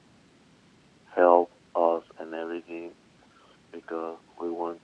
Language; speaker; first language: English; non-native, learner; Spanish